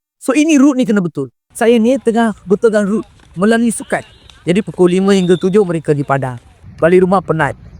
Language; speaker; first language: Malay; non-native, local second language; Tamil